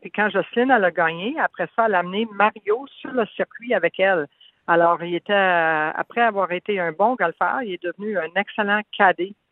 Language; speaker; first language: French; native; French